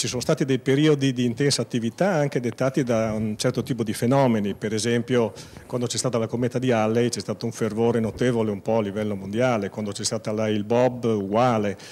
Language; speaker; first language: Italian; native; Italian